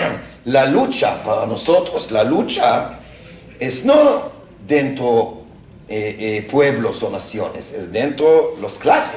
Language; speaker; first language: Spanish; non-native, fluent; Hebrew